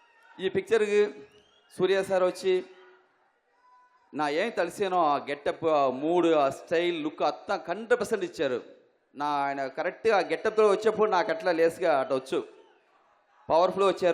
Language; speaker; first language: Telugu; non-native, learner; Tamil